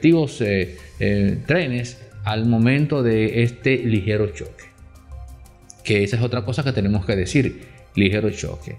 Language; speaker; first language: Spanish; native; Spanish